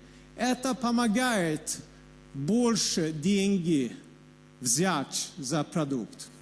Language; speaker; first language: Russian; non-native, fluent; Swedish